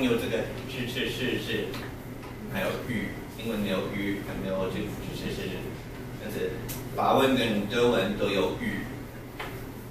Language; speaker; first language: Chinese; non-native, learner; English